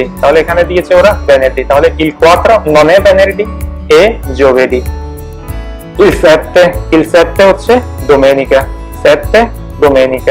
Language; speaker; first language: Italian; non-native, fluent; Bangla